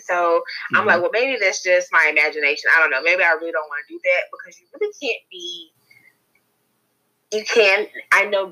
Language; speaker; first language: English; native; English